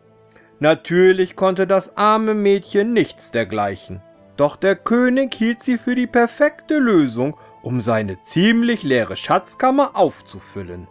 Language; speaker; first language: German; native; German